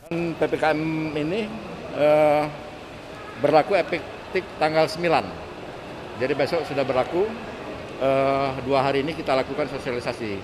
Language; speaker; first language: Indonesian; native; Indonesian